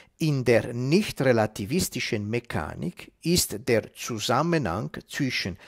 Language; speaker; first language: German; non-native, fluent; Italian